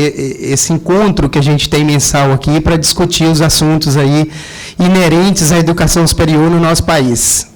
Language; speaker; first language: Portuguese; native; Portuguese